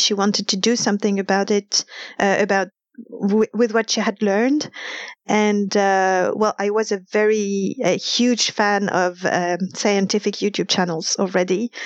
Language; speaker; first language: English; non-native, fluent; French